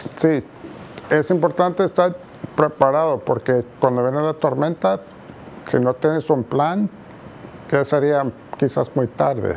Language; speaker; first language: Spanish; non-native, fluent; English